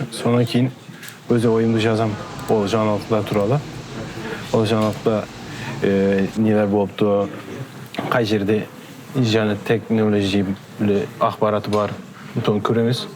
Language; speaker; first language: Kazakh; early bilingual, heritage; Kazakh